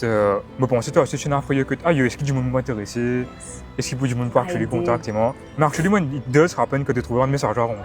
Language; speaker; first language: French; non-native, local second language; Morisyen